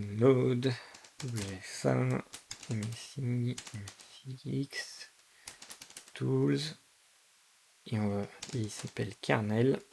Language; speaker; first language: French; native; French